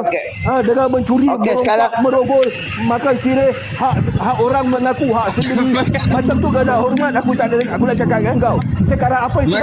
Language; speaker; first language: Malay; native; Malay